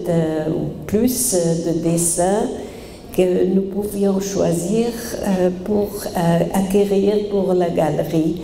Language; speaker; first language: French; non-native, fluent; German